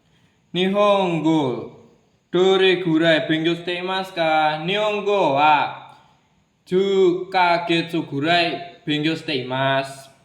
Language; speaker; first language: Japanese; non-native, learner; Indonesian